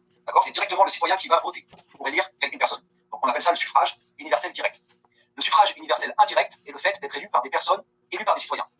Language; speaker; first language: French; native; French